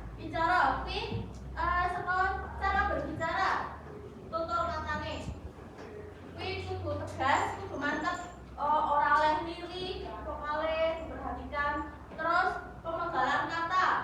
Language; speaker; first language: Javanese; native; Javanese